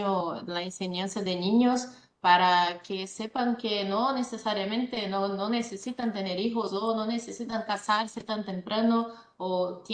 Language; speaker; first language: Spanish; non-native, fluent; Portuguese